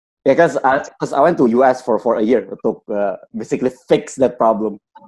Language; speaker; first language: English; non-native, fluent; Indonesian